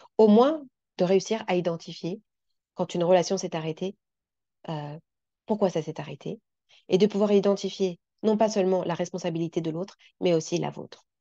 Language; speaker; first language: French; native; French